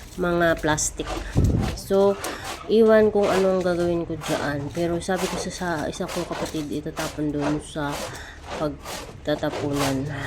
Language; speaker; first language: Filipino; non-native, local second language; Cebuano